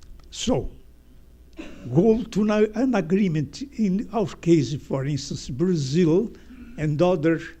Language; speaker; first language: English; non-native, fluent; Portuguese